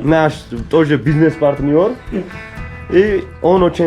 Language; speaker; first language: Russian; non-native, learner; Georgian